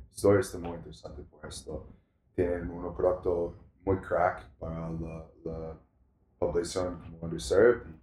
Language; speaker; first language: Spanish; non-native, learner; English